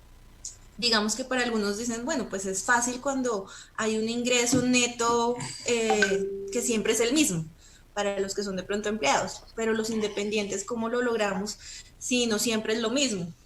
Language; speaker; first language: Spanish; native; Spanish